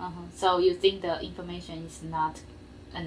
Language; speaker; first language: English; non-native, learner; Japanese